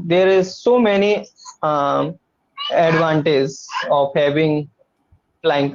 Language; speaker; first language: English; non-native, learner; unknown